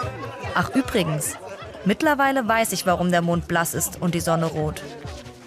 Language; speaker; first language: German; native; German